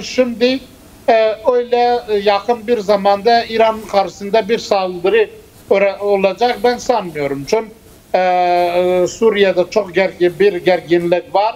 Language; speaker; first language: Turkish; non-native, fluent; Kurdish